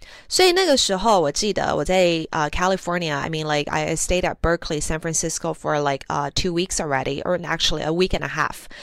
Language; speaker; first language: English; early bilingual, other home language; Chinese